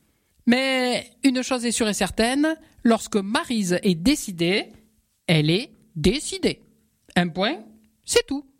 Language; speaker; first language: French; native; French